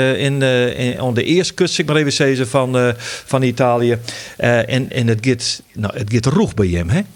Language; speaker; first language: Dutch; non-native, local second language; Western Frisian